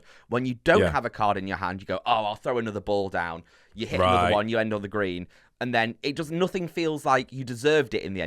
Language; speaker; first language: English; native; English